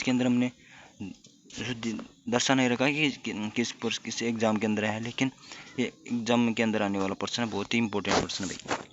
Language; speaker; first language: Hindi; native; Hindi